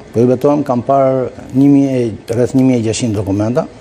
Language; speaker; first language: Albanian; native; Albanian